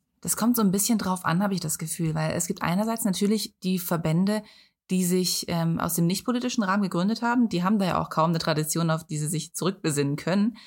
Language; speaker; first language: German; native; German